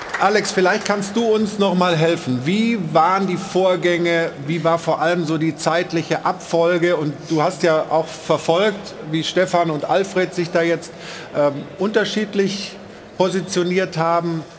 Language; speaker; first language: German; native; German